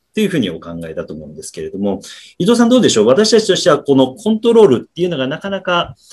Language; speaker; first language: Japanese; native; Japanese